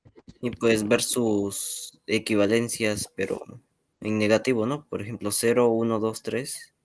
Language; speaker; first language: Spanish; native; Spanish